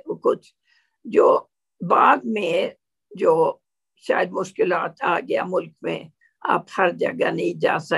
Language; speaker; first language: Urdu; non-native, learner; Swedish